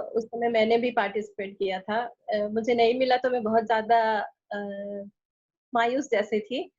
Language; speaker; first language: Hindi; non-native, local second language; Chhattisgarhi